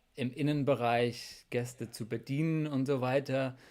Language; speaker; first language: German; non-native, fluent; English